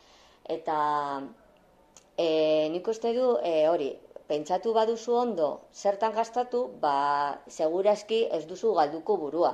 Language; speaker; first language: Basque; non-native, learner; Spanish